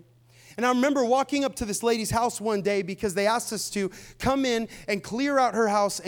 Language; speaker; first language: English; native; English